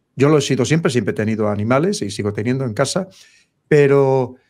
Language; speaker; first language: Spanish; native; Spanish